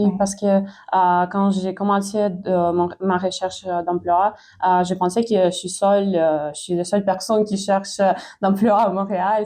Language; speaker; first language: French; non-native, fluent; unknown